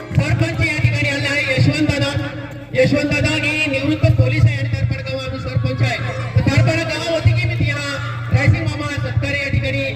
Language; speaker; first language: Marathi; non-native, local second language; Bhili